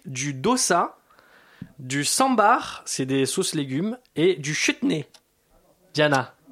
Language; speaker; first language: French; native; French